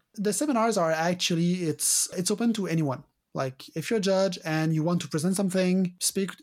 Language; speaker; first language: English; non-native, fluent; French